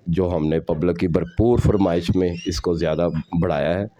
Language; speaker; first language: Urdu; non-native, local second language; Punjabi